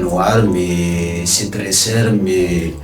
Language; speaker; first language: French; non-native, learner; Malagasy